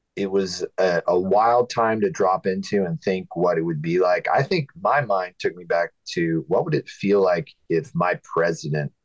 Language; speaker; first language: English; native; English